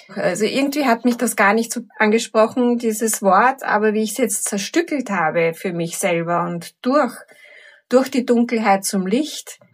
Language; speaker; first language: German; native; German